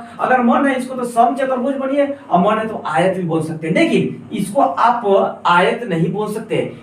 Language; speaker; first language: Hindi; native; Hindi